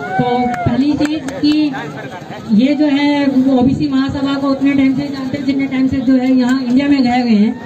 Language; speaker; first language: Hindi; native; Hindi